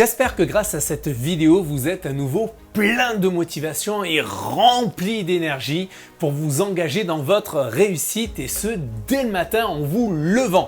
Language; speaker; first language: French; native; French